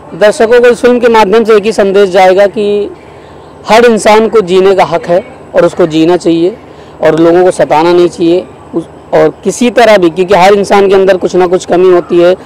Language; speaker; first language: Hindi; native; Hindi